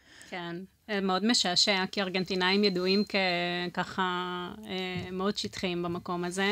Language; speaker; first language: Hebrew; non-native, fluent; Spanish